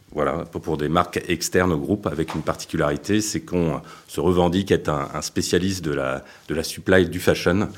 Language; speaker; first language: French; native; French